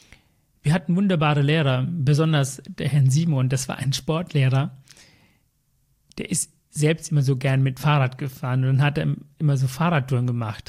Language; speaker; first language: German; early bilingual, other home language; Tamil